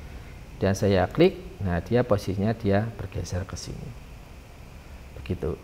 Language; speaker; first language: Indonesian; native; Indonesian